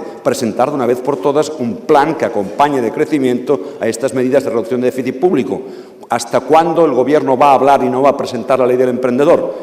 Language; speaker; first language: Spanish; non-native, local second language; Catalan